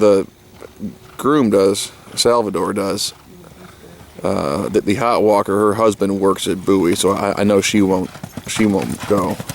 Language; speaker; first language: English; native; English